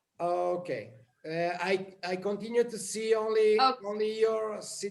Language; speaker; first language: English; non-native, learner; Italian